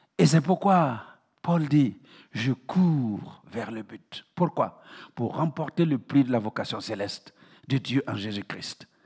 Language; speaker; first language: French; non-native, local second language; Mossi